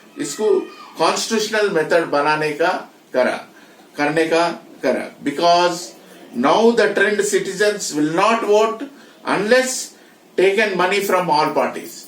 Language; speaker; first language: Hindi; non-native, local second language; Telugu